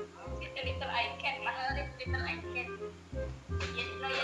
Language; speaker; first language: English; non-native, learner; Indonesian